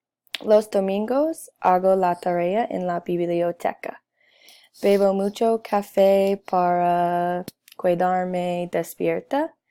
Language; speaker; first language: Spanish; non-native, learner; English